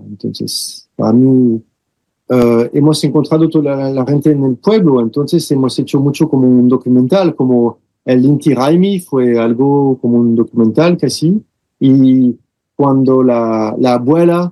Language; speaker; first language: Spanish; non-native, fluent; French